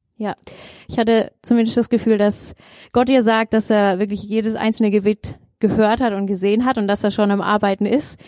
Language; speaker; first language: German; native; German